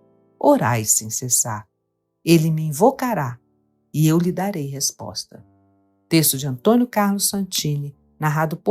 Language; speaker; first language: Portuguese; native; Portuguese